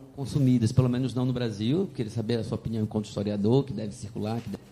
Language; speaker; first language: Portuguese; native; Portuguese